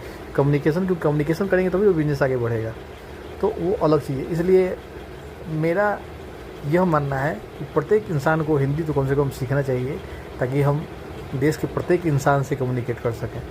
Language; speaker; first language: Hindi; non-native, local second language; Bhojpuri